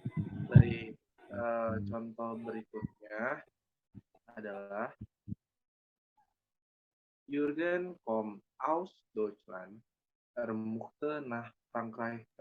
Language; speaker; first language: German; non-native, learner; Indonesian